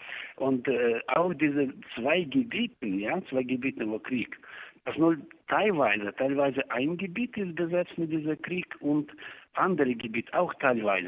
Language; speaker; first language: German; non-native, learner; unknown